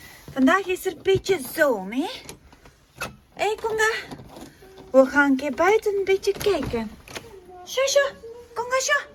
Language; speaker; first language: Dutch; non-native, fluent; Tibetan